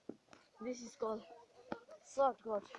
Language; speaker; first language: English; non-native, learner; Nepali